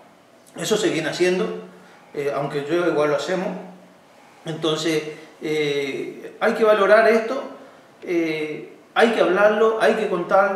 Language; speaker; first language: Spanish; native; Spanish